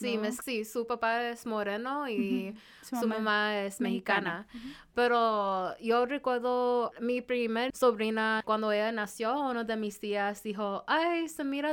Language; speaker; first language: Spanish; early bilingual, heritage; Spanish